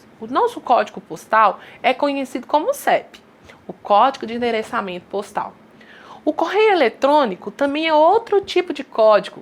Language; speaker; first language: Portuguese; native; Portuguese